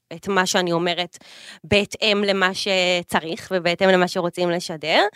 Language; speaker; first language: Hebrew; native; Hebrew